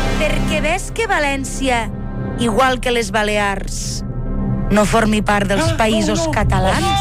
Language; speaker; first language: Catalan; native; Catalan